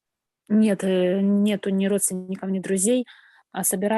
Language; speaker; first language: Russian; native; Russian